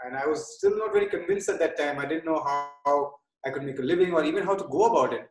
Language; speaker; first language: English; non-native, local second language; Bangla